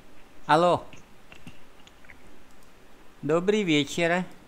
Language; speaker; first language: Russian; non-native, fluent; Vietnamese